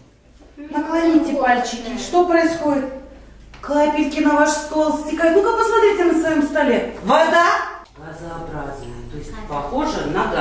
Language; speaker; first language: Russian; native; Russian